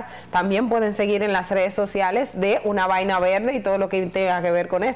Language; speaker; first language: Spanish; native; Spanish